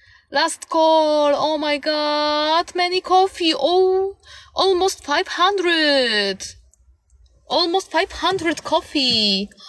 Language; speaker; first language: English; non-native, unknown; Polish